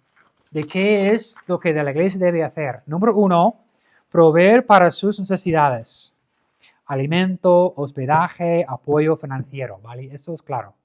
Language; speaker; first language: Spanish; non-native, fluent; English